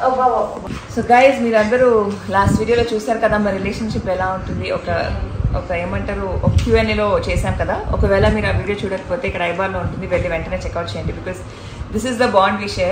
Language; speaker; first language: Telugu; native; Telugu